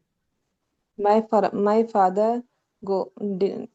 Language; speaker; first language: English; non-native, learner; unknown